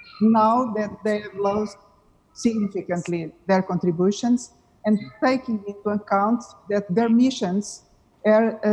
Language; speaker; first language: English; non-native, fluent; Portuguese